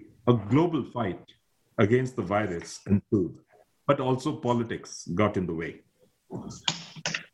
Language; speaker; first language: English; non-native, local second language; Nepali